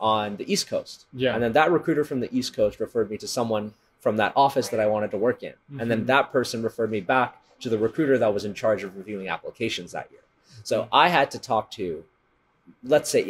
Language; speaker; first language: English; native; English